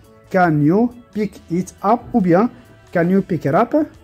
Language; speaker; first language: English; non-native, fluent; Arabic